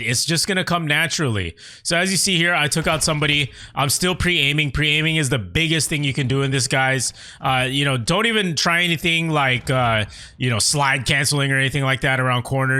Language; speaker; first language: English; native; English